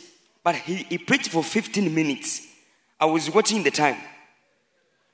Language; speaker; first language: English; non-native, local second language; Swahili